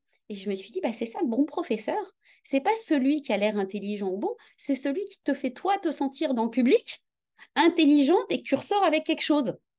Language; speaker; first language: French; native; French